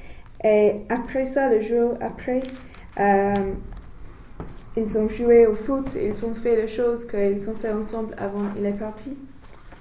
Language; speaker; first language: French; non-native, learner; English